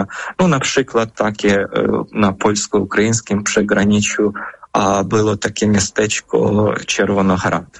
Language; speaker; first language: Polish; non-native, fluent; Ukrainian